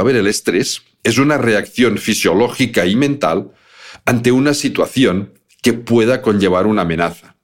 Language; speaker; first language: Spanish; native; Spanish